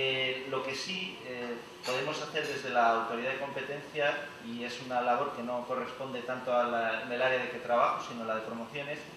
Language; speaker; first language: Spanish; native; Spanish